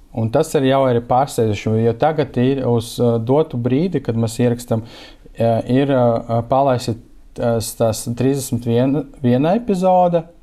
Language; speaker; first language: Latvian; non-native, local second language; Russian